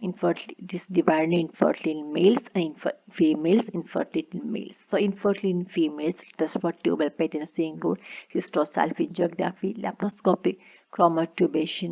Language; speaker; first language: English; non-native, local second language; Malayalam